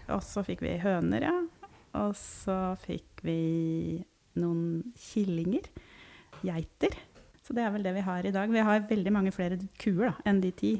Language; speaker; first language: Norwegian; native; Norwegian